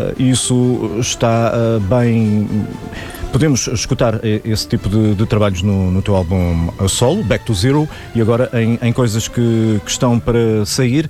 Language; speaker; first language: Portuguese; native; Portuguese